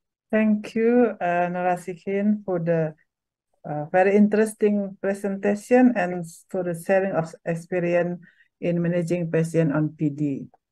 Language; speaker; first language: English; non-native, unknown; Indonesian